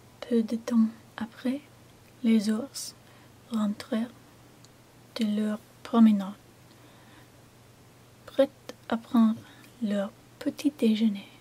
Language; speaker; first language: French; non-native, learner; English